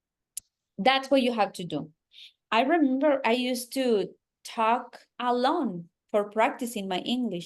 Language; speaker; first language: English; non-native, fluent; Spanish